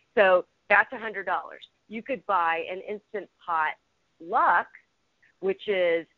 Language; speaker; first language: English; native; English